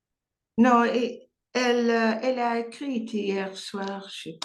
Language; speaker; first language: French; non-native, learner; English